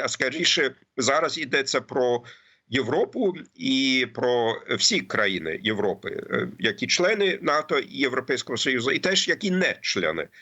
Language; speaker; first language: Ukrainian; non-native, fluent; German